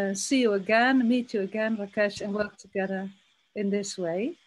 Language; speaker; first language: English; non-native, fluent; Dutch